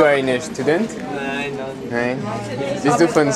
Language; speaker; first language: German; non-native, learner; French